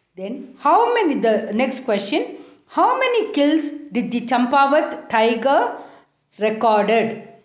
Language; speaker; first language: English; non-native, local second language; Tamil